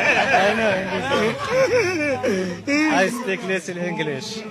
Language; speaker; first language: English; non-native, learner; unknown